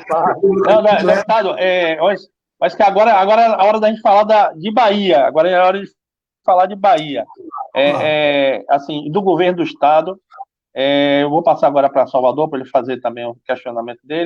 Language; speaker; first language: Portuguese; native; Portuguese